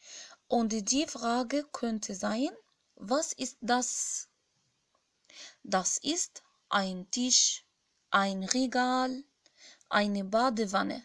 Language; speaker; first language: German; non-native, fluent; Arabic